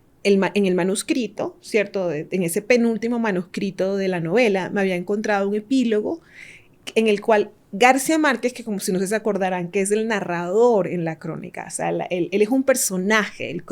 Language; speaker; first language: Spanish; native; Spanish